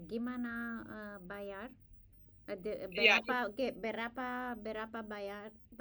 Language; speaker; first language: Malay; non-native, learner; English